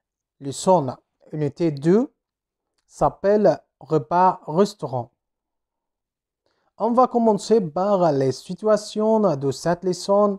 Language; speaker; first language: French; non-native, fluent; Arabic